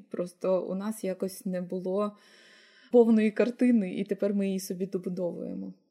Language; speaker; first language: Ukrainian; native; Ukrainian